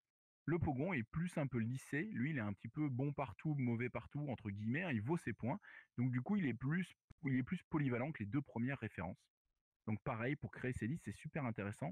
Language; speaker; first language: French; native; French